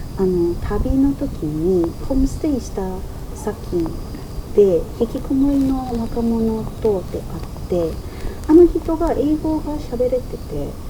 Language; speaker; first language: Japanese; non-native, fluent; Chinese